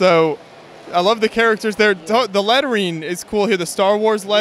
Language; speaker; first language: English; native; English